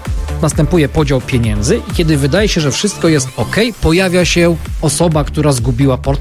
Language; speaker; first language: Polish; native; Polish